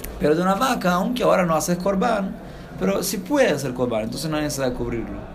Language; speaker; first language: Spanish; non-native, fluent; Portuguese